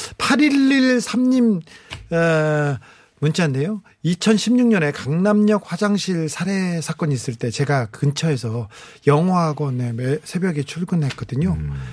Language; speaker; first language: Korean; native; Korean